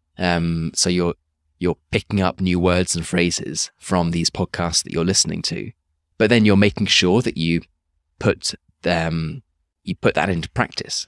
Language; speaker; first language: English; native; English